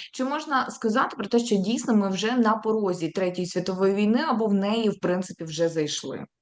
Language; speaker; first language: Ukrainian; native; Ukrainian